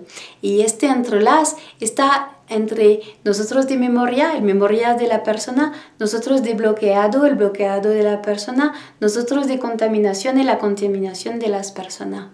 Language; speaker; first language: Spanish; non-native, learner; French